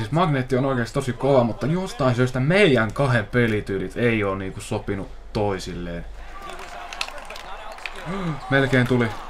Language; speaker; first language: Finnish; native; Finnish